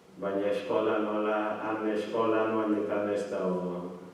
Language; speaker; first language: Basque; non-native, learner; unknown